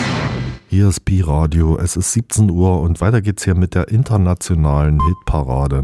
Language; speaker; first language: German; native; German